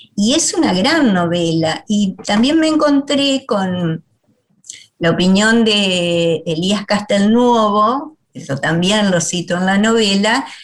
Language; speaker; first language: Spanish; native; Spanish